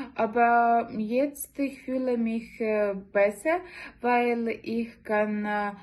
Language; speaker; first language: German; non-native, learner; Ukrainian